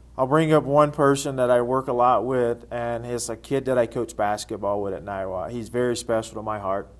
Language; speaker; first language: English; native; English